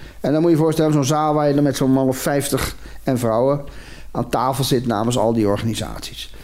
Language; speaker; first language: Dutch; native; Dutch